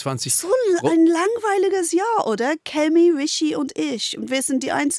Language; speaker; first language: German; non-native, fluent; English